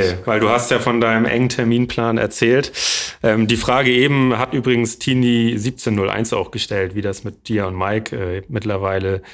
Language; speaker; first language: German; native; German